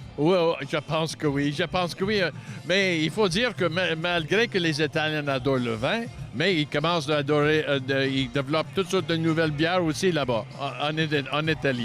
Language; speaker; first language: French; non-native, local second language; English